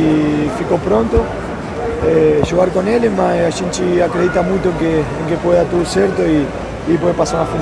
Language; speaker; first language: Portuguese; non-native, learner; Spanish